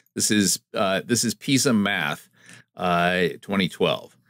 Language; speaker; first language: English; native; English